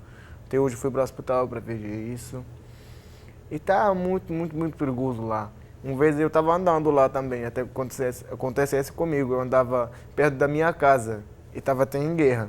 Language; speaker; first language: Portuguese; non-native, learner; Arabic